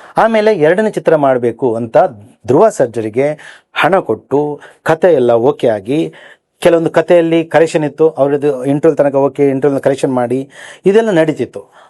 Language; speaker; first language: Kannada; native; Kannada